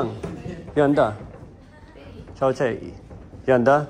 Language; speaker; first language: Chinese; non-native, learner; Filipino